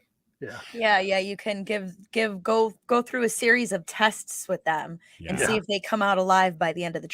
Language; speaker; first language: English; native; English